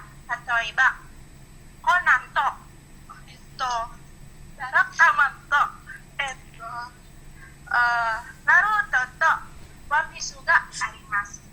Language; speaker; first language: Japanese; non-native, learner; Indonesian